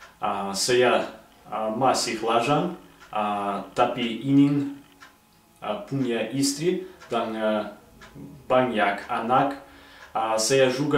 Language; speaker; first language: Indonesian; non-native, learner; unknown